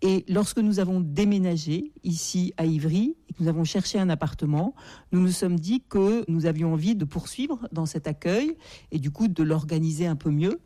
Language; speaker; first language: French; native; French